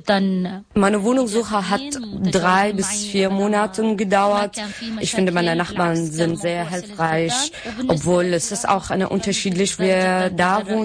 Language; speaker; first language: German; non-native, learner; Arabic